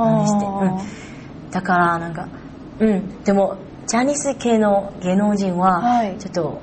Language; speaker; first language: Japanese; non-native, learner; Chinese